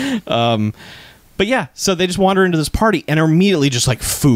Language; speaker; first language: English; native; English